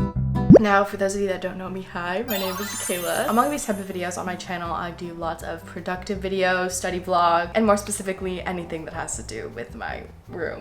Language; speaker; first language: English; native; English